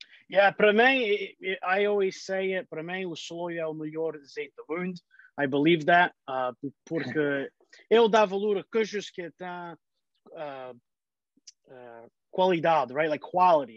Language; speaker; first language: Portuguese; early bilingual, heritage; Portuguese